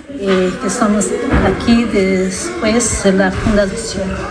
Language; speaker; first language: Spanish; non-native, learner; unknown